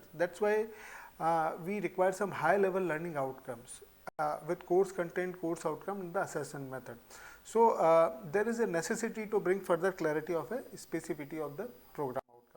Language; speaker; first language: English; non-native, local second language; Hindi